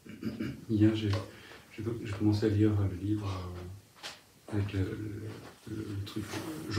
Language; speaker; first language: French; native; French